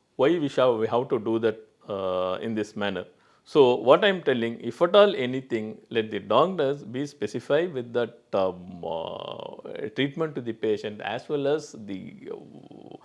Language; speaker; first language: English; non-native, local second language; Tamil